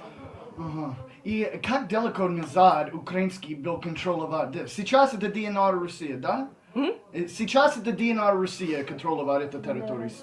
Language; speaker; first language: Russian; non-native, learner; English